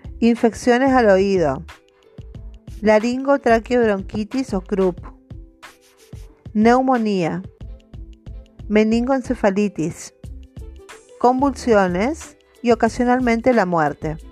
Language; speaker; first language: Spanish; native; Spanish